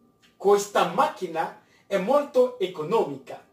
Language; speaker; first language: Italian; non-native, fluent; French